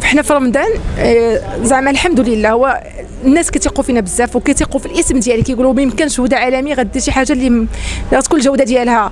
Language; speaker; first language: Arabic; native; Arabic